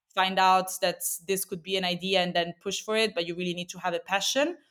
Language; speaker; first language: English; non-native, fluent; Italian